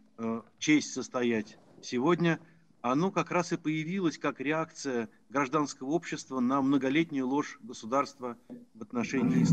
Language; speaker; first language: Russian; native; Russian